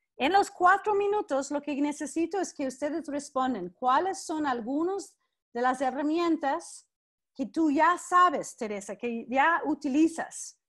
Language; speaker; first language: Spanish; non-native, fluent; English